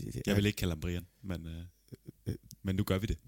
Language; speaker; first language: Danish; early bilingual, other home language; Italian